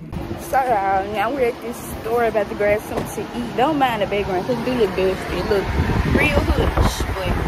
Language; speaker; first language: English; native; English